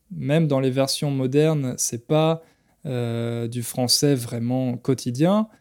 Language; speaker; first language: French; native; French